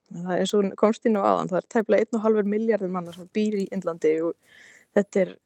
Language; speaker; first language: Icelandic; native; Icelandic